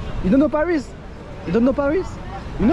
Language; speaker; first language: English; non-native, learner; French